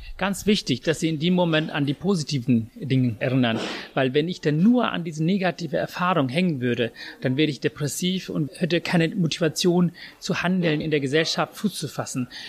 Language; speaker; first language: German; non-native, fluent; Tamil